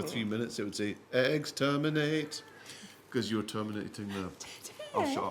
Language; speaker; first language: English; early bilingual, other home language; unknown